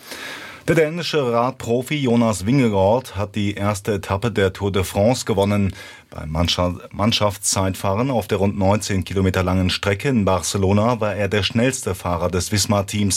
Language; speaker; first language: German; native; German